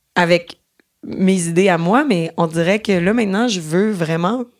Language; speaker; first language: French; native; French